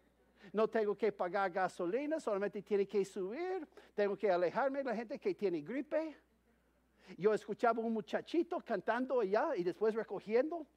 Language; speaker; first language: Spanish; non-native, fluent; English